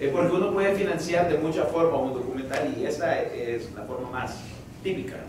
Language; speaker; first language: Spanish; native; Spanish